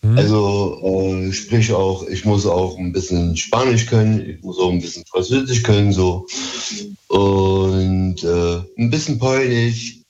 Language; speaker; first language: German; early bilingual, other home language; Turkish